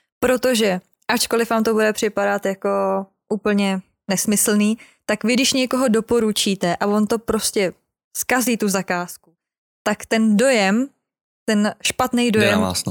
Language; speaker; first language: Czech; native; Czech